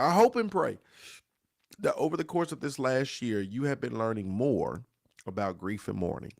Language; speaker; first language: English; native; English